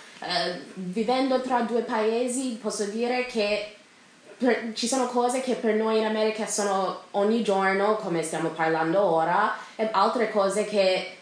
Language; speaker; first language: Italian; non-native, fluent; English